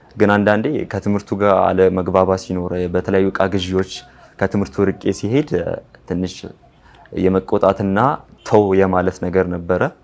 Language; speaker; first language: Amharic; non-native, local second language; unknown